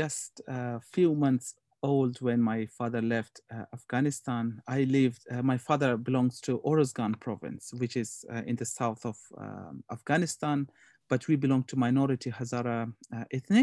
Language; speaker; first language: English; non-native, local second language; Hazaragi